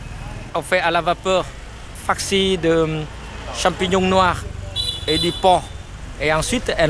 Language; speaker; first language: French; non-native, fluent; Vietnamese